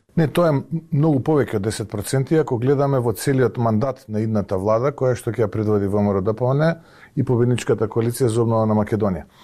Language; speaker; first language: Macedonian; native; Macedonian